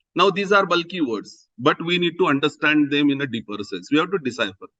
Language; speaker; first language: English; non-native, local second language; Marathi